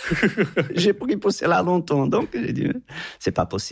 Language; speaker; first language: French; non-native, fluent; Portuguese